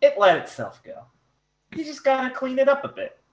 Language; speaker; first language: English; native; English